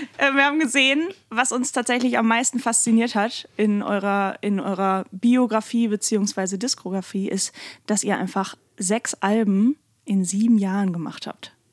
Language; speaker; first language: German; native; German